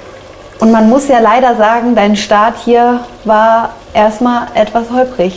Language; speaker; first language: German; native; German